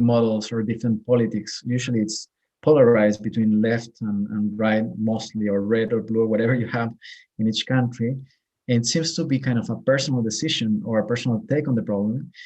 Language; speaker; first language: English; non-native, fluent; Spanish